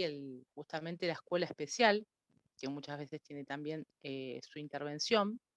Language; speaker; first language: Spanish; native; Spanish